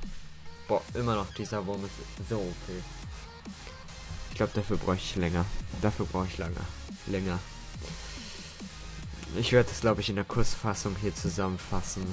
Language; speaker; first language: German; native; German